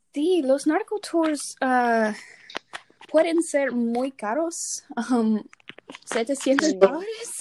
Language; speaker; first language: Spanish; non-native, learner; English